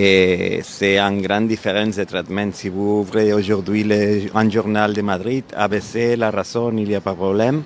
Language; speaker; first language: French; non-native, fluent; Catalan